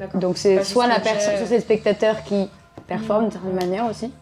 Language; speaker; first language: French; native; French